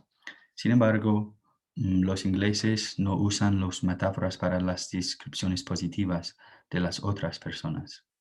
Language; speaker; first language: Spanish; non-native, fluent; English